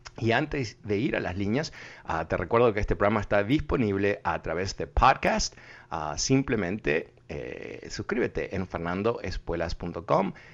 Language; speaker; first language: Spanish; early bilingual, heritage; Spanish